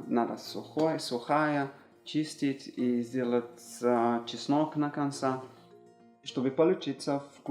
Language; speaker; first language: Russian; non-native, learner; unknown